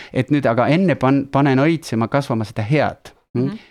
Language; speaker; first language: Estonian; non-native, fluent; Spanish